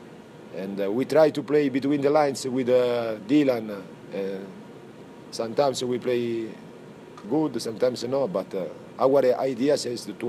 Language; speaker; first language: English; non-native, fluent; Italian